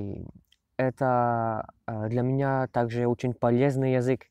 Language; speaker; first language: Russian; non-native, learner; French